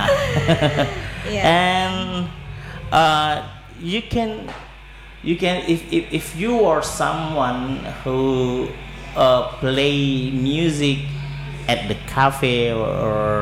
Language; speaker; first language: English; non-native, learner; Indonesian